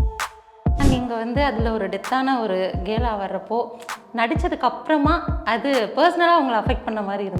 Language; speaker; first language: Tamil; native; Tamil